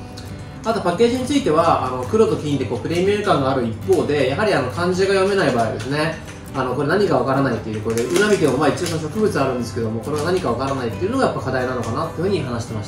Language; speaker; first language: Japanese; native; Japanese